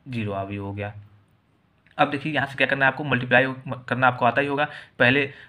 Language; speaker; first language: Hindi; native; Hindi